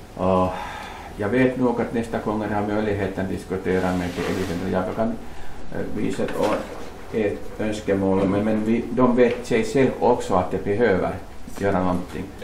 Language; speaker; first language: Swedish; native; Swedish